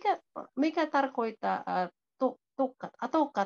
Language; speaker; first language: Finnish; non-native, learner; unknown